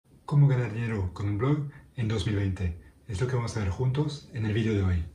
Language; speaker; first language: Spanish; non-native, fluent; French